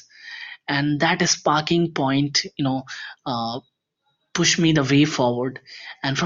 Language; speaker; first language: English; non-native, local second language; Hindi